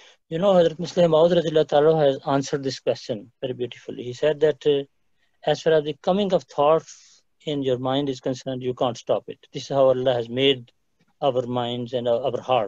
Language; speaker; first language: English; non-native, local second language; Urdu